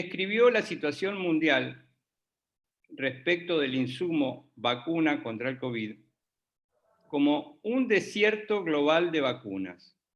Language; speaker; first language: Spanish; native; Spanish